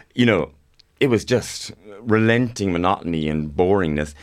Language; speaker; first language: English; native; English